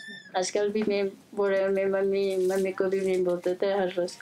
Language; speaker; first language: Hindi; non-native, local second language; Ladakhi